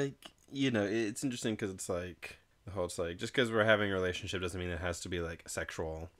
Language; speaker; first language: English; native; English